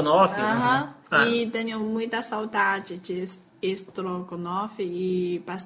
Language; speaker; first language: Portuguese; non-native, learner; Chinese